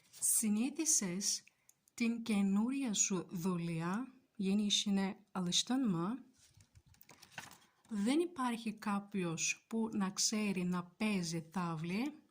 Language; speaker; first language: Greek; non-native, fluent; Turkish